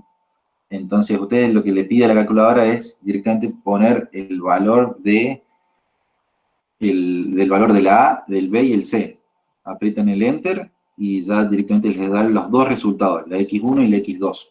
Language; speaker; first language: Spanish; native; Spanish